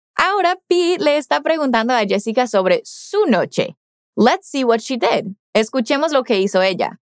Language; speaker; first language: Spanish; non-native, fluent; English